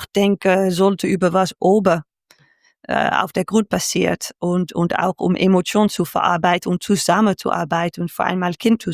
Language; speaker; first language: German; non-native, fluent; Dutch